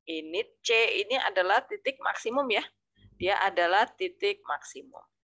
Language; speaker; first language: Indonesian; native; Indonesian